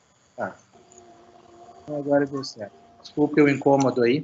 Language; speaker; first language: Portuguese; native; Portuguese